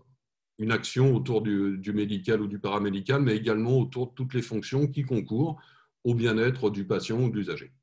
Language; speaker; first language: French; native; French